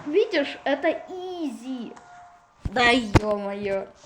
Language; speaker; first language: Russian; native; Russian